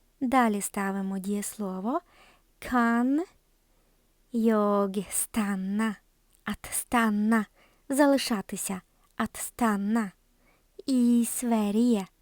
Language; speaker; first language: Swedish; non-native, fluent; Ukrainian